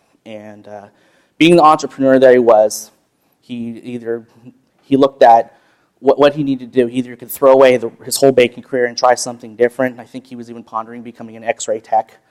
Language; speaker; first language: English; native; English